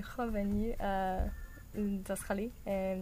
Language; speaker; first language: French; non-native, learner; English